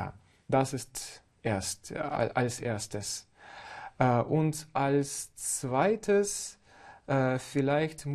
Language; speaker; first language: German; non-native, fluent; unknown